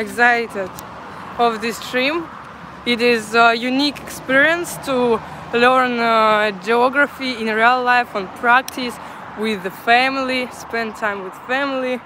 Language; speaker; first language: English; non-native, learner; Russian